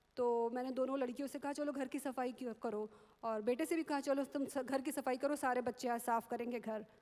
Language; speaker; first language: Hindi; non-native, local second language; Marathi